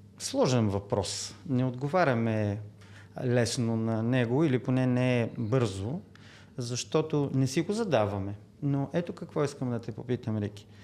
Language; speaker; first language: Bulgarian; native; Bulgarian